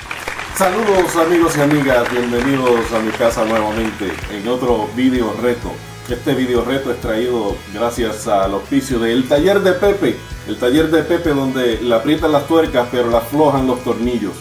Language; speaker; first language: Spanish; native; Spanish